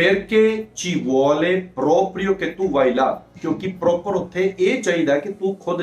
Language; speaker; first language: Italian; non-native, fluent; Punjabi